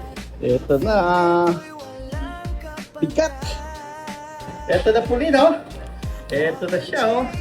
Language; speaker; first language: Filipino; native; Filipino